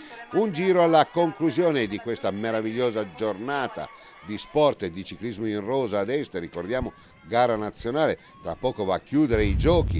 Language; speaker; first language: Italian; native; Italian